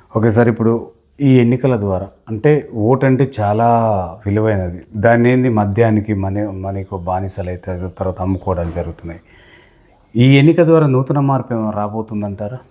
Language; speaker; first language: Telugu; native; Telugu